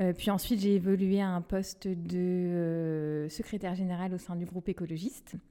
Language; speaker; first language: French; non-native, local second language; Malagasy